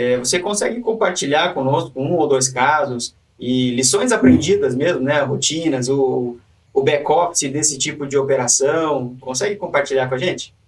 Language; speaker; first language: Portuguese; native; Portuguese